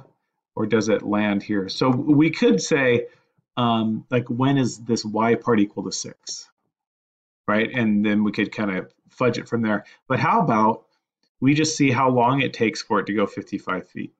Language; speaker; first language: English; native; English